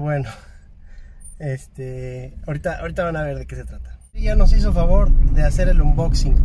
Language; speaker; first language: Spanish; native; Spanish